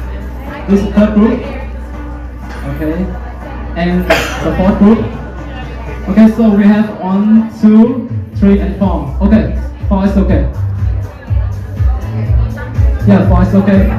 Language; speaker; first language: English; non-native, fluent; Vietnamese